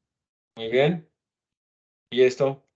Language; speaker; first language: Spanish; native; Spanish